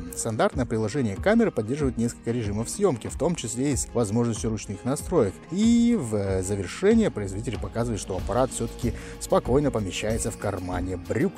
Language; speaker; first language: Russian; native; Russian